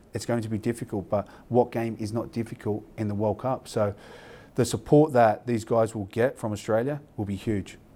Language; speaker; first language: English; native; English